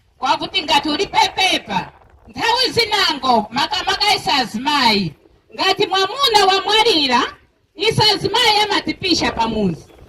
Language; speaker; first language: Nyanja; non-native, local second language; Tumbuka